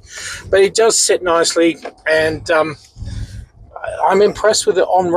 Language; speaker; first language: English; native; English